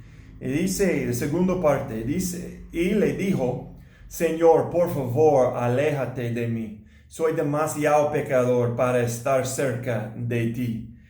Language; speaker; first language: Spanish; non-native, learner; English